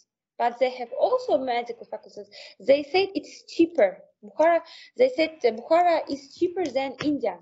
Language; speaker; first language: English; non-native, learner; Uzbek